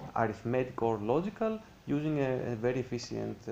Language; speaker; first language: English; non-native, fluent; Greek